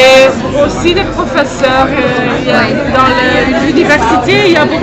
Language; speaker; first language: French; non-native, fluent; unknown